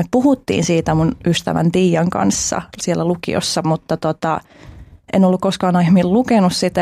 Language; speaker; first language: Finnish; early bilingual, other home language; Albanian